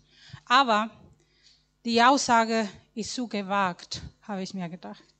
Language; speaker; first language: German; non-native, learner; Spanish